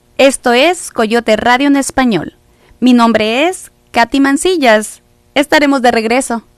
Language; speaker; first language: Spanish; native; Spanish